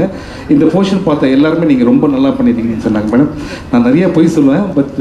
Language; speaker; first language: Tamil; native; Tamil